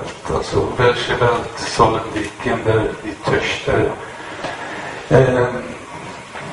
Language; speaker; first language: German; non-native, fluent; Swedish